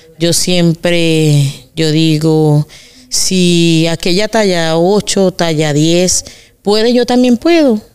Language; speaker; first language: Spanish; native; Spanish